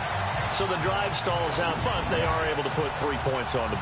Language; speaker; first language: English; native; English